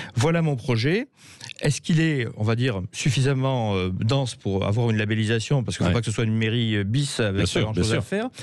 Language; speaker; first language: French; native; French